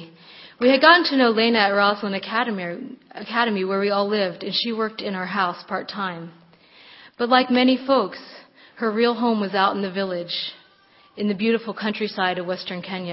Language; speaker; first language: English; native; English